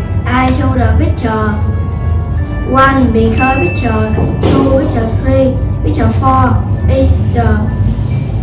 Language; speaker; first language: English; non-native, learner; Vietnamese